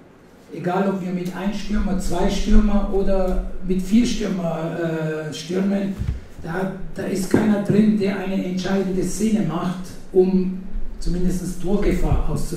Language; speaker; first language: German; non-native, fluent; Italian